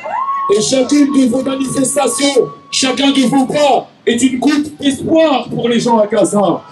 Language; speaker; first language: French; non-native, fluent; Arabic